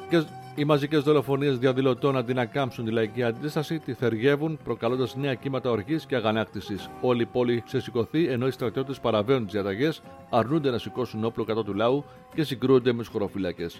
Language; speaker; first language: Greek; native; Greek